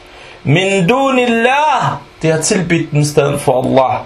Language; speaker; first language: Danish; non-native, fluent; Arabic